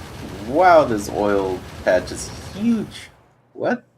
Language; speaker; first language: English; native; English